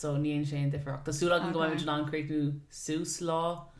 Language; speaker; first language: Irish; non-native, local second language; English